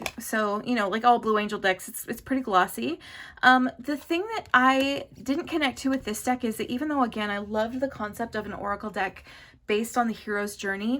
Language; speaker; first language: English; native; English